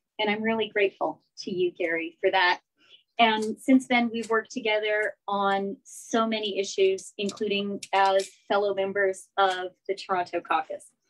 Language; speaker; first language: English; native; English